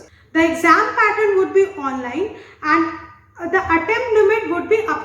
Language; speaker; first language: English; non-native, local second language; Hindi